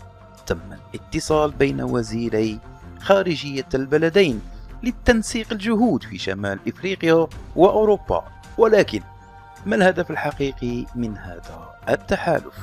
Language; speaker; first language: Arabic; native; Arabic